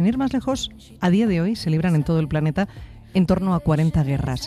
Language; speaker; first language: Spanish; native; Spanish